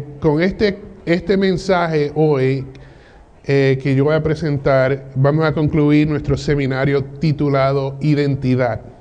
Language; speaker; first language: Spanish; early bilingual, heritage; English